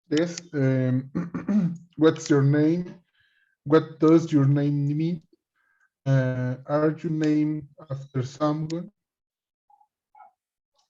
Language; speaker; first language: English; non-native, learner; Spanish